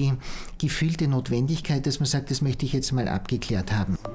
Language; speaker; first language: German; native; German